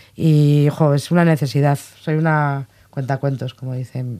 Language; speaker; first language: Spanish; native; Spanish